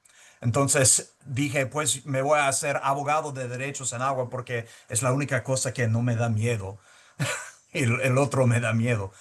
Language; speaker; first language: Spanish; early bilingual, heritage; Spanish